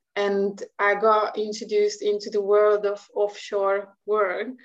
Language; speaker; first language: English; non-native, fluent; Hungarian